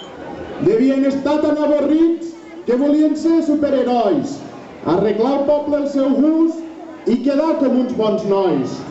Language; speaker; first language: Catalan; native; Catalan